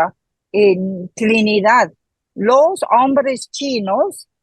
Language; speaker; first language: Spanish; non-native, fluent; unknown